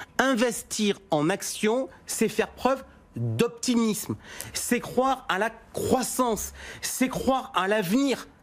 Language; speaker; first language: French; native; French